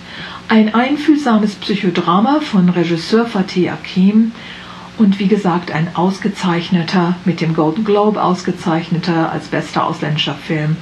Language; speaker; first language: German; native; German